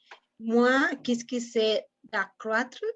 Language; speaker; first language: French; non-native, learner; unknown